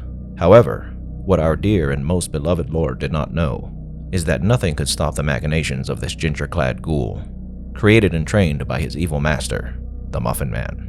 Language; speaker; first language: English; native; English